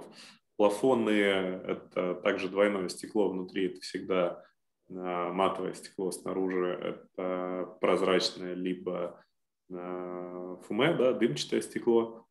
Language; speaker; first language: Russian; native; Russian